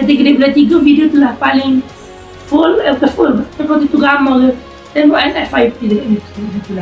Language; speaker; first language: Malay; native; Malay